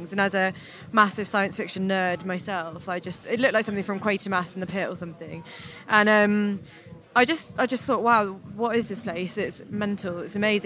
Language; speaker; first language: English; native; English